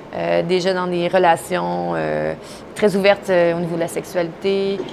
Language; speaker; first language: French; native; French